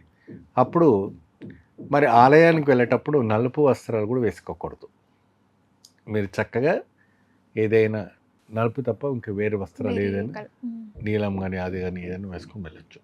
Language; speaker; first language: Telugu; non-native, fluent; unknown